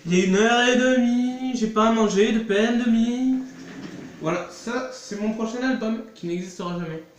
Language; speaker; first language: French; native; French